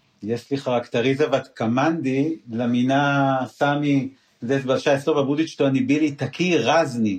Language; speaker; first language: Russian; non-native, learner; Hebrew